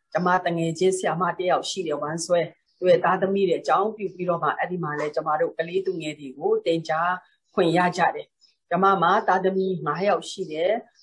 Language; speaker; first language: Burmese; non-native, local second language; Tedim Chin